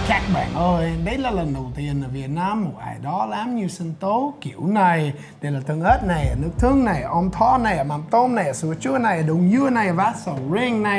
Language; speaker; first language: Vietnamese; non-native, fluent; English